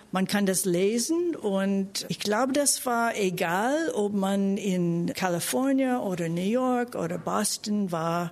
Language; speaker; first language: German; non-native, fluent; English